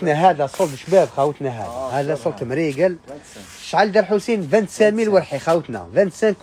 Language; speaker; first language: Arabic; native; Arabic